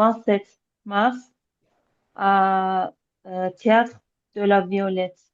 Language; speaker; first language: French; non-native, learner; Azerbaijani